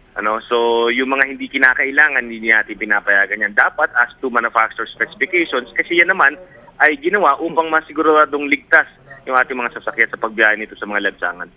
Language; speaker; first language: Filipino; native; Filipino